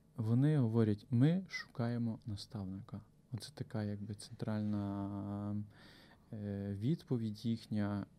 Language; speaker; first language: Ukrainian; native; Ukrainian